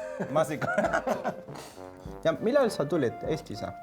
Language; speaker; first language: Estonian; non-native, learner; Spanish